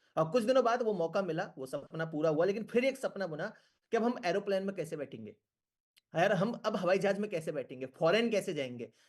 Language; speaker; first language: Hindi; native; Hindi